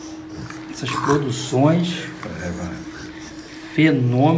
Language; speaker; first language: Portuguese; native; Portuguese